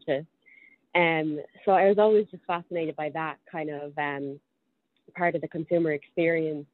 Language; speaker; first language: English; native; English